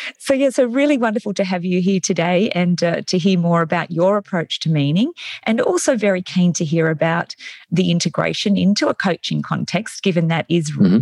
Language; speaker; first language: English; native; English